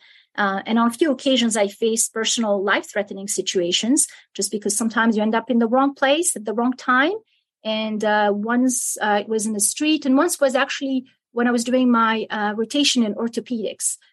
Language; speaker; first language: English; non-native, fluent; Arabic